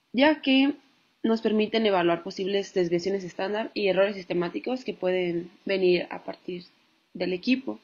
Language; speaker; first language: Spanish; native; Spanish